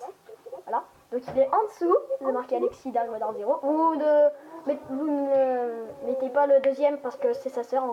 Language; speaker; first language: French; native; French